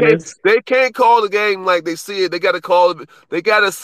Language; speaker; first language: English; native; English